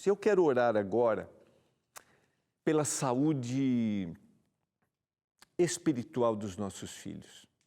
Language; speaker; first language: Portuguese; native; Portuguese